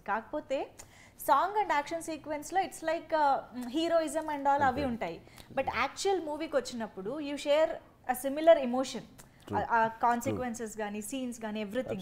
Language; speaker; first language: Telugu; native; Telugu